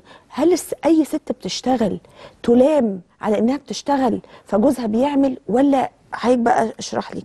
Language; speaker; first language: Arabic; native; Arabic